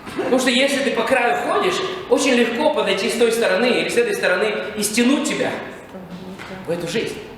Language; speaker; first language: Russian; native; Russian